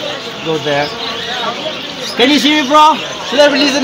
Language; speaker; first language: English; non-native, fluent; Persian